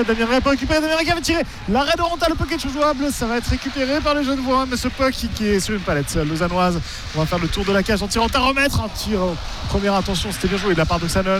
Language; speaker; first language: French; native; French